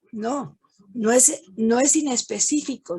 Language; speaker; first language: Spanish; native; Spanish